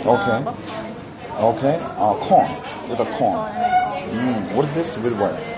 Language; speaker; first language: English; non-native, learner; Korean